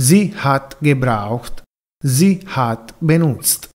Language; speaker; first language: German; non-native, fluent; Italian